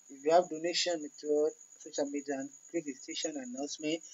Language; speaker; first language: English; non-native, local second language; Yoruba